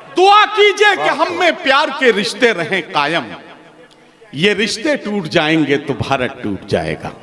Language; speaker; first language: Hindi; native; Hindi